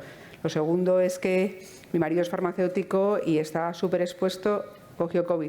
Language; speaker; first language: Spanish; native; Spanish